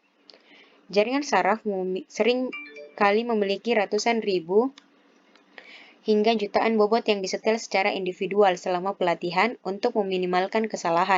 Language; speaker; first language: Indonesian; native; Indonesian